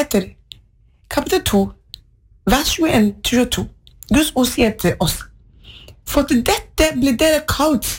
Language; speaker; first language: Norwegian; non-native, fluent; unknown